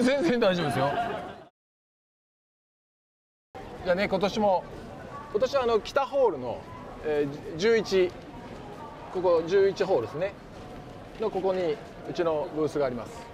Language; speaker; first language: Japanese; native; Japanese